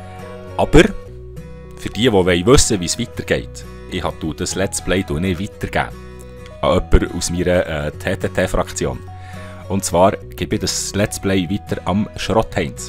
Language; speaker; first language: German; native; German